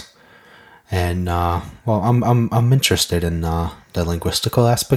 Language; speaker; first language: English; non-native, fluent; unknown